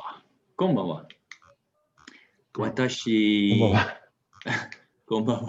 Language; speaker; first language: Japanese; non-native, learner; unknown